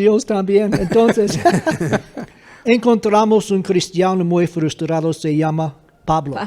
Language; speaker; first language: Spanish; non-native, fluent; English